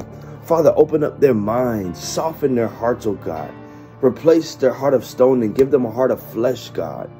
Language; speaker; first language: English; native; English